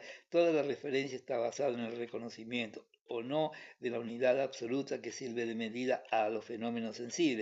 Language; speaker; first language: Spanish; native; Spanish